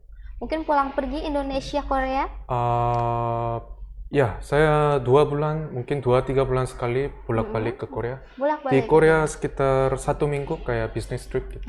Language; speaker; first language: Indonesian; early bilingual, other home language; Korean